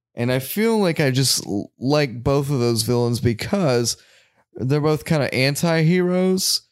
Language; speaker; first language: English; native; English